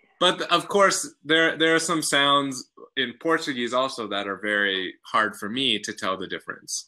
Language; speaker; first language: English; native; English